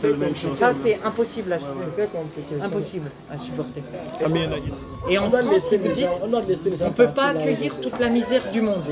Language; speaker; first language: French; native; French